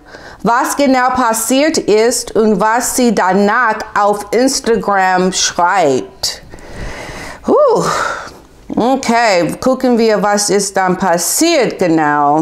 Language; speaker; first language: German; non-native, learner; English